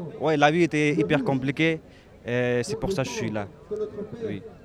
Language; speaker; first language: French; non-native, learner; Pashto